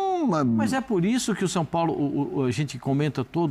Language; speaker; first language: Portuguese; native; Portuguese